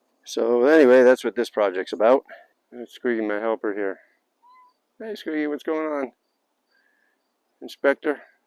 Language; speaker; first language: English; native; English